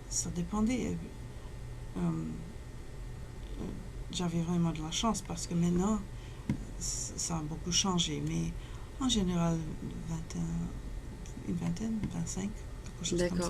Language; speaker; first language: French; non-native, fluent; English